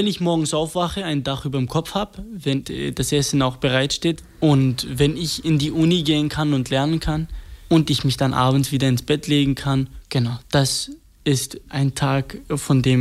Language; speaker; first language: German; non-native, fluent; Kurdish